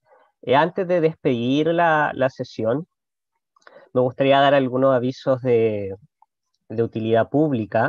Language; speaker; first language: Spanish; native; Spanish